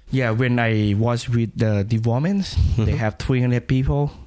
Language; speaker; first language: English; non-native, learner; Thai